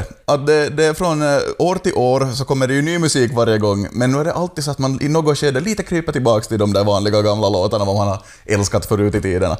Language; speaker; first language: Swedish; native; Swedish